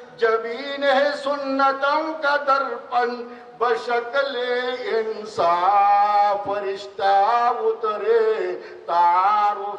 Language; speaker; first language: Urdu; non-native, fluent; Bangla